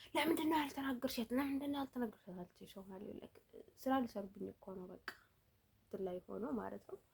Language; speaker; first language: Amharic; native; Amharic